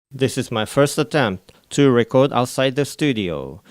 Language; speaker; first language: English; non-native, fluent; Japanese